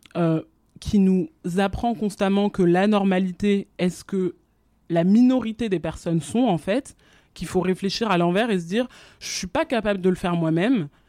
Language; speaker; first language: French; native; French